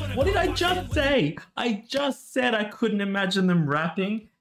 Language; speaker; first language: English; native; English